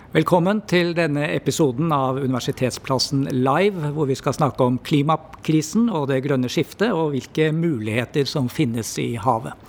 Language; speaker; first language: Norwegian; native; Norwegian